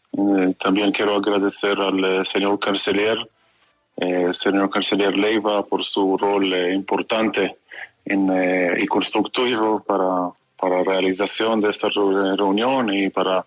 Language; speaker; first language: Spanish; non-native, fluent; Hebrew